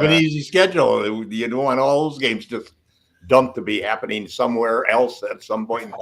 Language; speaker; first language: English; native; English